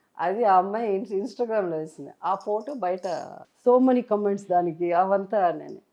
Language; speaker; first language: Telugu; native; Telugu